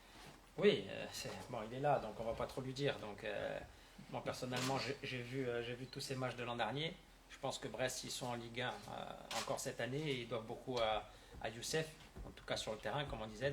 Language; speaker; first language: French; native; French